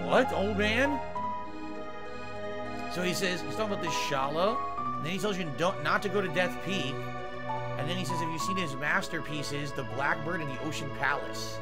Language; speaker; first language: English; native; English